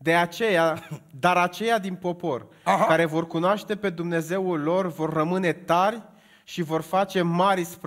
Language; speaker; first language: Romanian; native; Romanian